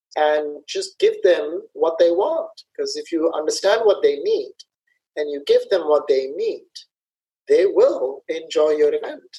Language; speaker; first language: English; early bilingual, other home language; Somali